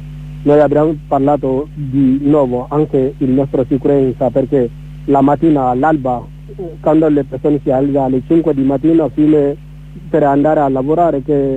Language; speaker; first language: Italian; non-native, learner; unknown